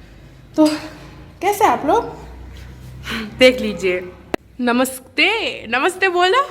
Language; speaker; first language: Hindi; non-native, local second language; Bangla